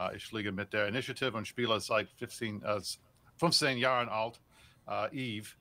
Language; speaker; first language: German; non-native, learner; English